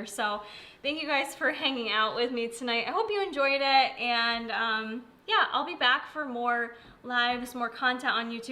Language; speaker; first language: English; native; English